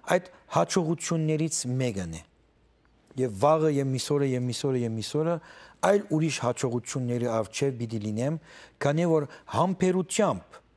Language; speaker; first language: Armenian; early bilingual, heritage; Armenian